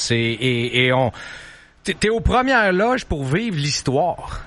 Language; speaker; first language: French; native; French